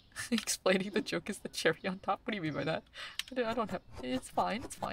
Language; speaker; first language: English; early bilingual, other home language; Korean